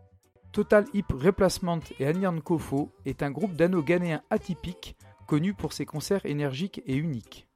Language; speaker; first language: French; native; French